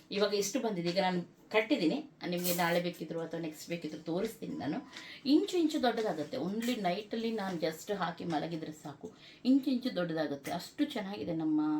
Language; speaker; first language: Kannada; non-native, local second language; Konkani